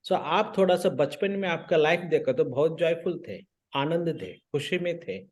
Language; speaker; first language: Hindi; non-native, local second language; Marathi